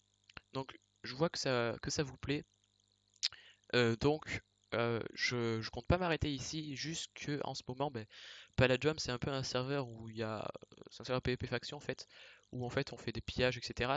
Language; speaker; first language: French; native; French